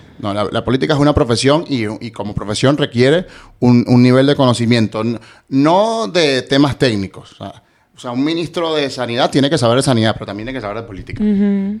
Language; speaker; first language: Spanish; native; Spanish